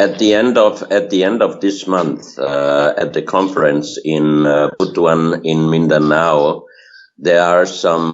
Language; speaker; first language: English; non-native, fluent; German